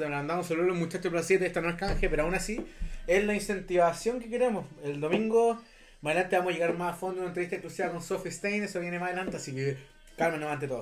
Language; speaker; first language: Spanish; native; Spanish